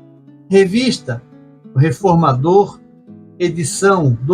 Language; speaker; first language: Portuguese; native; Portuguese